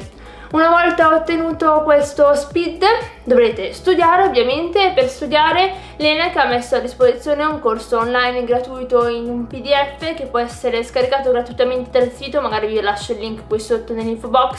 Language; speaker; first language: Italian; native; Italian